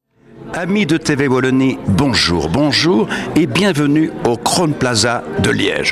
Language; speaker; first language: French; native; French